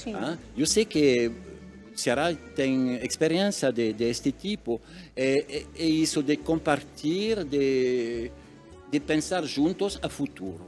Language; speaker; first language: Portuguese; non-native, learner; French